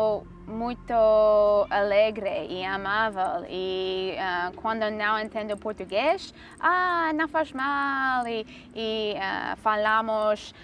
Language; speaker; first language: Portuguese; non-native, learner; English